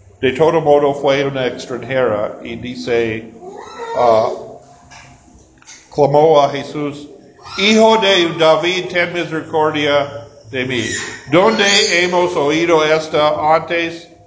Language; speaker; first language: Spanish; non-native, learner; English